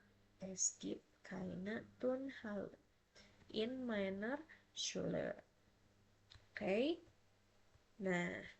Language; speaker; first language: German; non-native, fluent; Indonesian